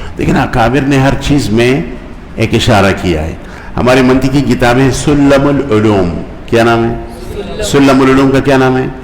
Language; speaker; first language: Urdu; non-native, local second language; Pashto